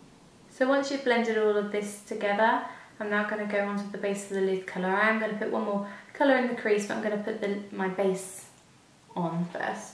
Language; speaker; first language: English; native; English